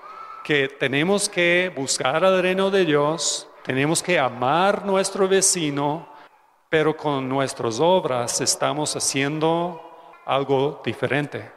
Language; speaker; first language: Spanish; non-native, fluent; English